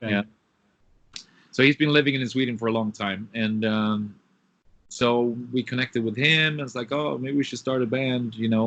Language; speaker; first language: English; non-native, fluent; Swedish